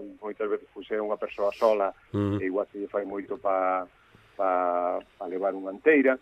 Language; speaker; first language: Galician; native; Galician